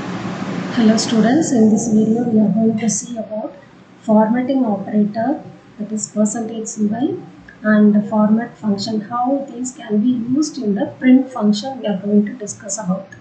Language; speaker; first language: English; non-native, local second language; Tamil